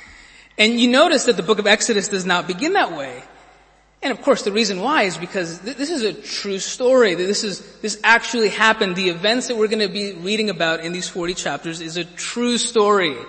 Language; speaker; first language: English; native; English